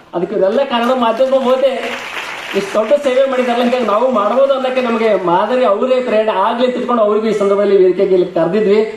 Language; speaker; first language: Kannada; native; Kannada